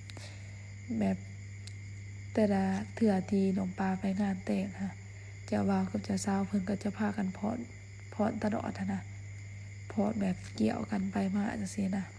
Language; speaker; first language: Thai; non-native, local second language; Northeastern Thai